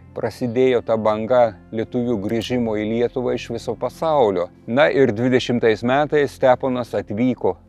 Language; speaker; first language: Lithuanian; native; Lithuanian